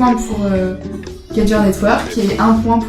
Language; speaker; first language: French; native; French